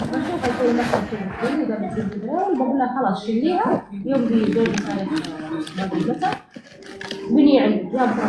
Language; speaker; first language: Arabic; non-native, local second language; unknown